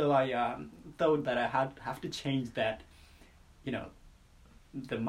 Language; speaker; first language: English; non-native, fluent; Japanese